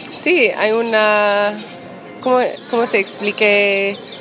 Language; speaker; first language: Spanish; non-native, learner; English